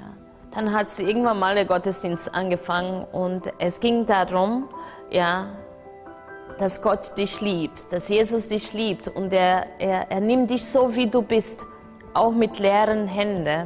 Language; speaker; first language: German; non-native, fluent; Portuguese